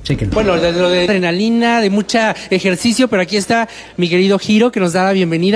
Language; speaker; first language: Spanish; native; Spanish